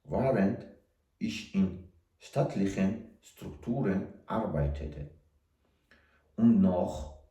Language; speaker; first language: German; non-native, learner; Tajik